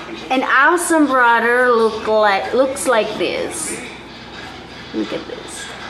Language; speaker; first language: English; non-native, fluent; Indonesian